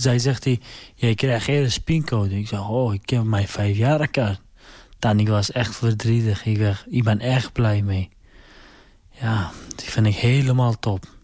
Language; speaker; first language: Dutch; non-native, learner; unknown